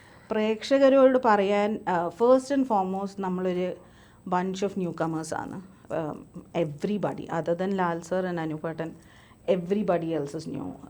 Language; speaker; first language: Malayalam; early bilingual, other home language; English